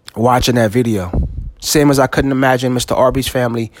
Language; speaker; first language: English; native; English